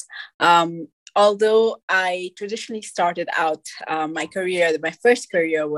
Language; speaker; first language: English; non-native, local second language; Nepali